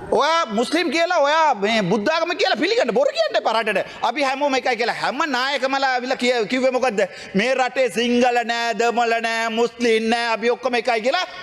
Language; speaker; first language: Sinhala; non-native, local second language; Tamil